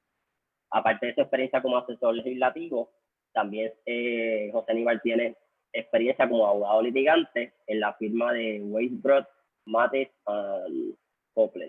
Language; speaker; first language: Spanish; native; Spanish